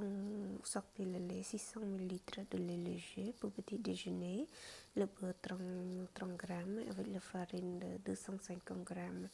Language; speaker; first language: French; non-native, fluent; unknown